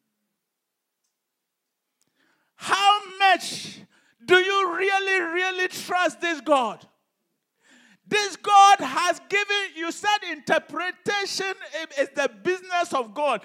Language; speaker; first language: English; non-native, local second language; Hausa